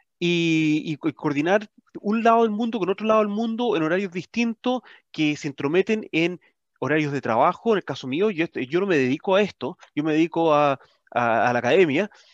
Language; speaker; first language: Spanish; early bilingual, heritage; Spanish